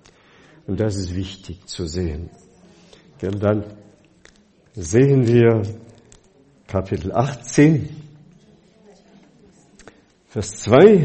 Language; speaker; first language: German; non-native, fluent; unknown